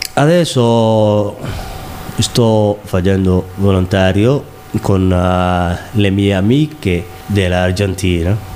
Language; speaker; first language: Italian; non-native, learner; Somali